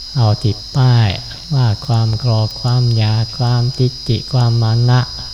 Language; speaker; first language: Thai; non-native, fluent; Japanese